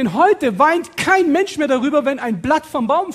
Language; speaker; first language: German; native; German